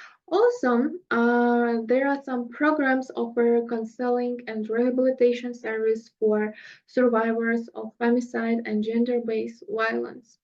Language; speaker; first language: English; non-native, fluent; Russian